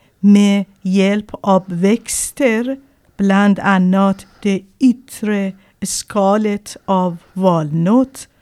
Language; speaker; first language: Swedish; non-native, learner; Persian